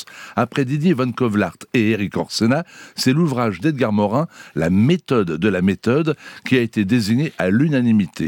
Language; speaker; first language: French; native; French